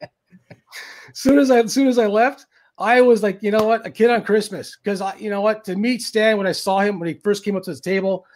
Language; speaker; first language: English; native; English